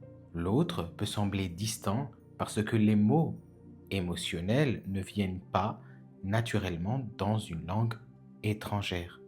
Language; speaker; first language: French; native; French